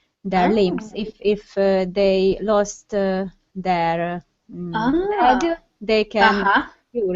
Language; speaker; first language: English; non-native, learner; Hungarian